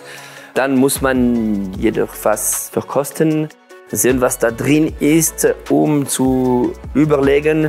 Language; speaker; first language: German; non-native, local second language; French